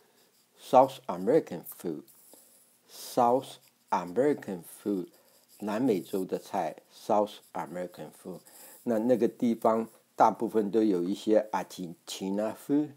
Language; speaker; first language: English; non-native, fluent; Chinese